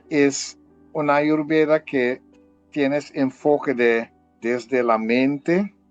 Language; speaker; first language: Spanish; non-native, fluent; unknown